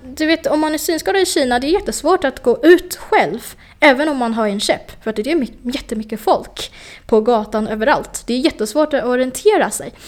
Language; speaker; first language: Swedish; non-native, fluent; Chinese